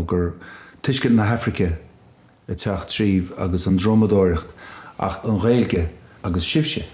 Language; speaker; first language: Irish; native; Irish